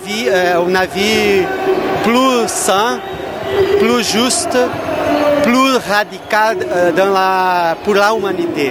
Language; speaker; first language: French; non-native, fluent; Portuguese